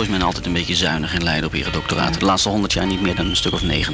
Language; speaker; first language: Dutch; native; Dutch